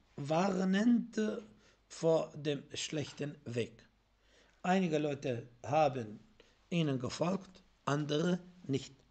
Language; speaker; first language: German; non-native, fluent; Arabic